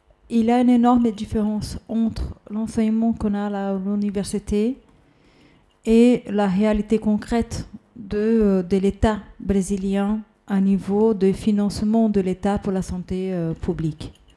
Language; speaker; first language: French; non-native, fluent; Portuguese